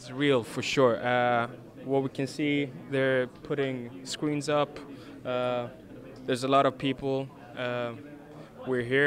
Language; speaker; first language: English; non-native, fluent; Swedish